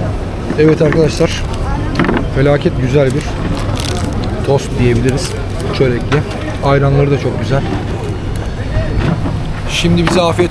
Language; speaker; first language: Turkish; native; Turkish